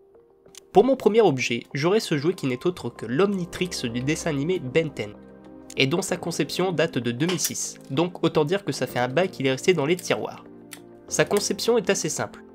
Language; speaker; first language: French; native; French